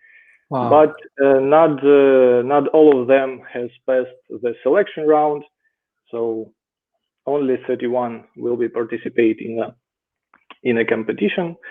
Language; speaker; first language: English; non-native, fluent; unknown